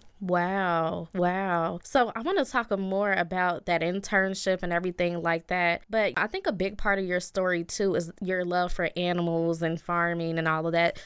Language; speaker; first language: English; native; English